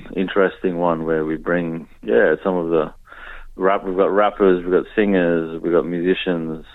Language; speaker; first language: English; native; English